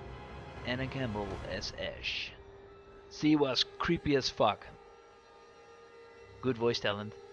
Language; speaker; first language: English; non-native, fluent; Dutch